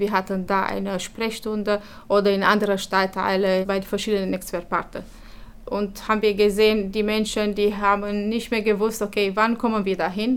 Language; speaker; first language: German; non-native, fluent; Romanian